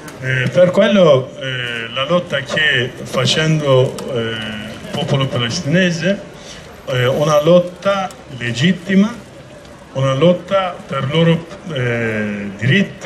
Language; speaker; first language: Italian; non-native, learner; Kurdish